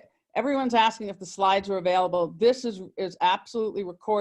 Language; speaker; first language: English; native; English